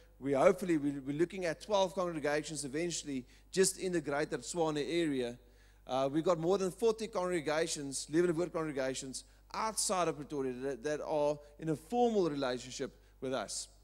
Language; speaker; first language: English; non-native, local second language; Afrikaans